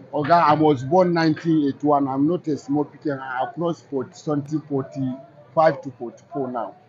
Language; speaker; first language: Nigerian Pidgin; non-native, local second language; Hausa